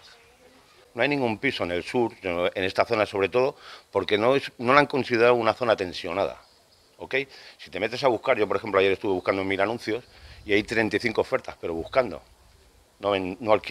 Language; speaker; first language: Spanish; native; Spanish